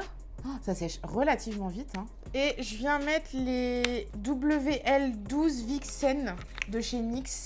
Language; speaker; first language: French; native; French